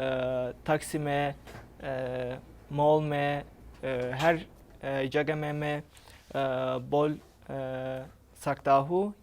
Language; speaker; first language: Urdu; non-native, learner; Turkish